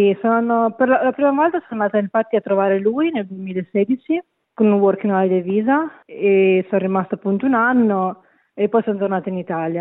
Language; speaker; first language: Italian; native; Italian